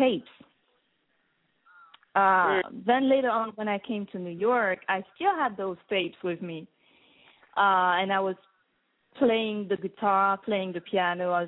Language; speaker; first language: English; non-native, fluent; French